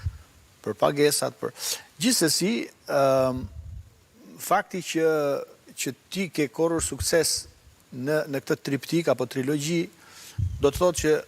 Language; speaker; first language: Albanian; native; Albanian